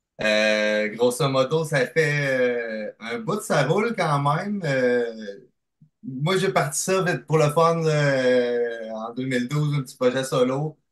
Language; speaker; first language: French; native; French